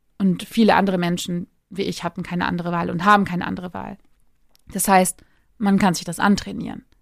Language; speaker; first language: German; early bilingual, other home language; Turkish